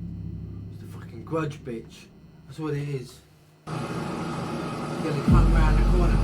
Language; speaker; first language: English; native; English